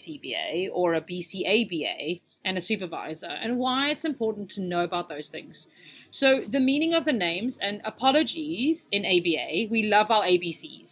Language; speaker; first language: English; native; English